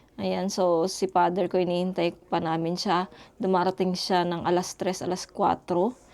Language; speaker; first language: Filipino; native; Filipino